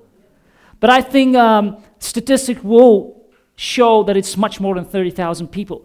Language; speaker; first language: English; non-native, fluent; Bulgarian